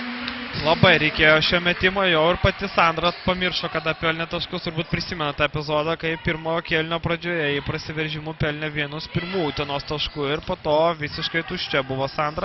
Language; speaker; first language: Lithuanian; native; Lithuanian